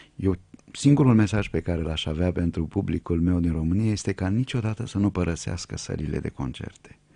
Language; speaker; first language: Romanian; native; Romanian